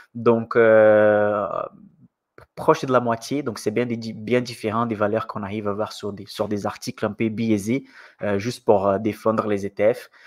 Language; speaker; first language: French; non-native, fluent; Portuguese